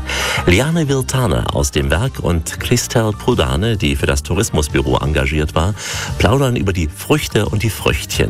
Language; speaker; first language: German; native; German